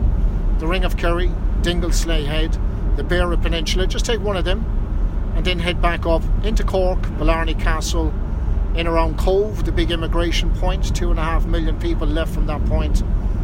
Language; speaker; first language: English; native; English